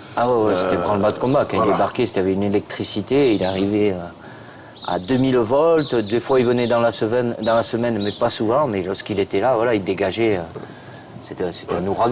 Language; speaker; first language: French; native; French